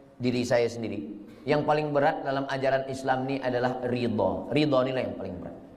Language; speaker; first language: Malay; native; Malay